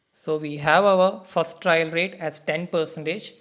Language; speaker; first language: English; non-native, local second language; Malayalam